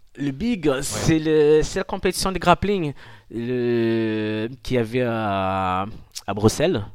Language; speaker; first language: French; non-native, fluent; Portuguese